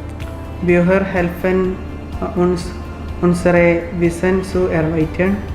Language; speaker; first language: German; non-native, learner; Malayalam